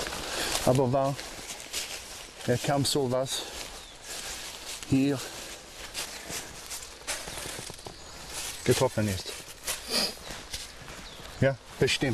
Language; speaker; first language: German; non-native, learner; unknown